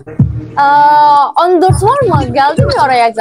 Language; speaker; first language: Turkish; non-native, learner; Indonesian